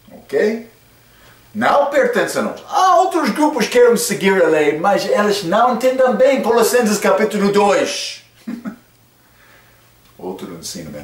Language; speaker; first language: Portuguese; non-native, fluent; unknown